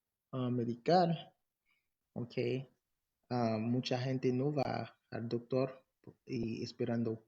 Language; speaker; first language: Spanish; non-native, fluent; English